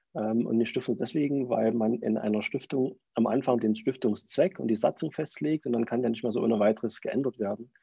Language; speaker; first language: German; native; German